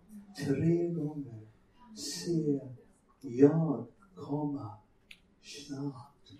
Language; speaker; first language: Swedish; non-native, fluent; English